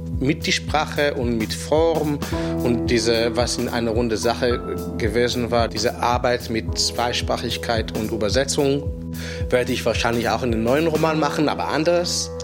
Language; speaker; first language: German; non-native, fluent; Hebrew